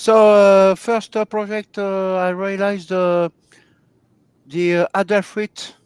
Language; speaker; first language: English; non-native, learner; French